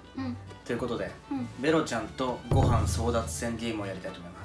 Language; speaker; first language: Japanese; native; Japanese